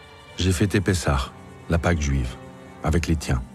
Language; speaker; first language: French; early bilingual, other home language; Arabic